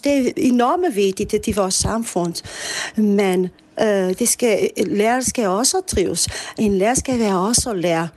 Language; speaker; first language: Danish; non-native, fluent; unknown